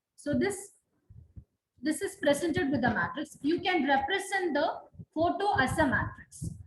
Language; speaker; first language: English; non-native, local second language; Tamil